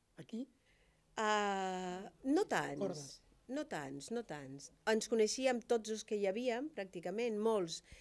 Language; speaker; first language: Catalan; non-native, fluent; Spanish